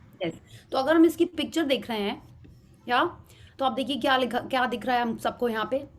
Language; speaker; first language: Hindi; native; Hindi